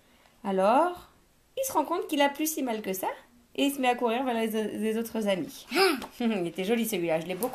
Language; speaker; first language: French; native; French